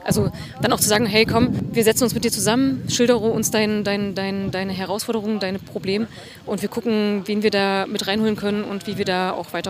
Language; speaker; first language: German; native; German